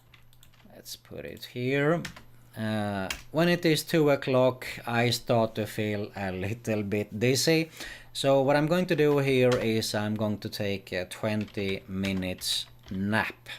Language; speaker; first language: English; non-native, fluent; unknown